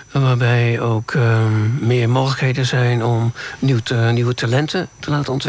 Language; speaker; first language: Dutch; native; Dutch